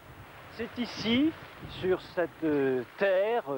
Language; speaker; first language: French; native; French